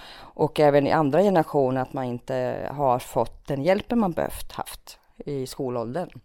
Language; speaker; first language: Swedish; early bilingual, other home language; Finnish